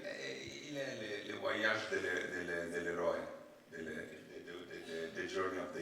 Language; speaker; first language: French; non-native, learner; Italian